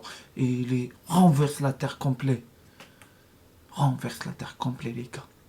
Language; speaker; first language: French; non-native, learner; Arabic